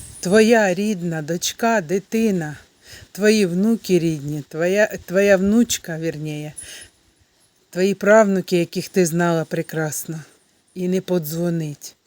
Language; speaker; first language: Ukrainian; non-native, local second language; Russian